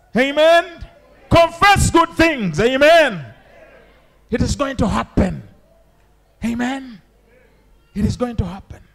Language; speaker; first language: English; non-native, local second language; Ganda